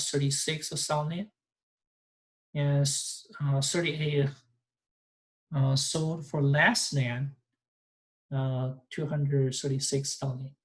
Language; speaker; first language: English; non-native, fluent; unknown